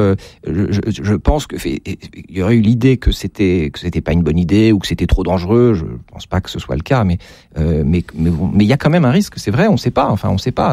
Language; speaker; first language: French; native; French